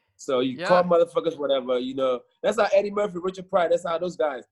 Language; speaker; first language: English; native; English